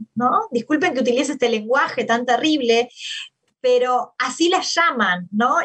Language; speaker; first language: Spanish; native; Spanish